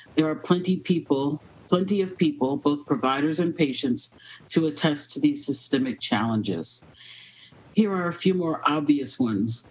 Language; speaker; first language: English; native; English